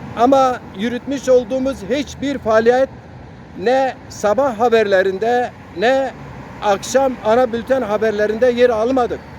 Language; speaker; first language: Turkish; non-native, local second language; Zaza